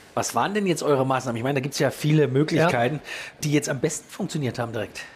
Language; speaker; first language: German; native; German